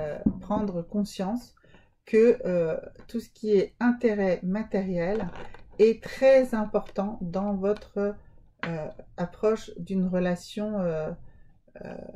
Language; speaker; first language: French; native; French